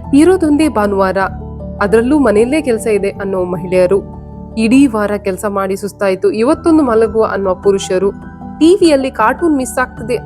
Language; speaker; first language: Kannada; non-native, local second language; Tulu